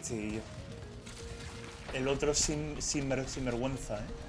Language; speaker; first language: Spanish; native; Spanish